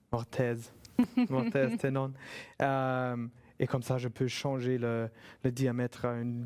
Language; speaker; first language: French; non-native, fluent; German